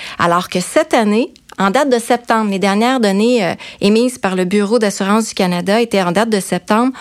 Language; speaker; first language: French; native; French